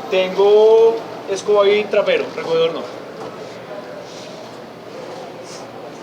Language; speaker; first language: Spanish; native; Spanish